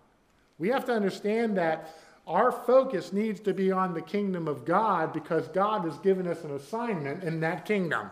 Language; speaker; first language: English; native; English